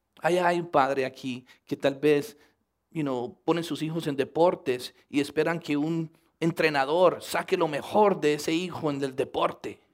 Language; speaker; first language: Spanish; early bilingual, heritage; Spanish